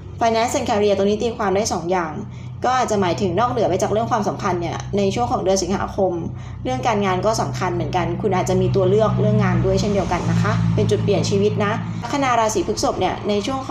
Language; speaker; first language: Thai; native; Thai